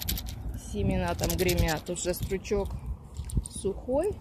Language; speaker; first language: Russian; native; Russian